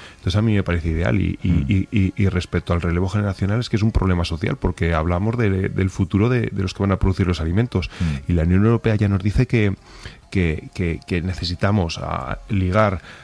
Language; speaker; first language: Spanish; native; Spanish